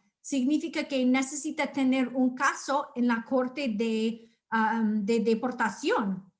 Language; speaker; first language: Spanish; non-native, fluent; English